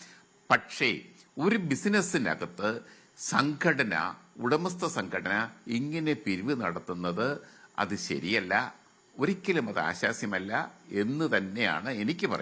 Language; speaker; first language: Malayalam; native; Malayalam